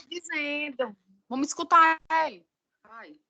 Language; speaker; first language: Portuguese; native; Portuguese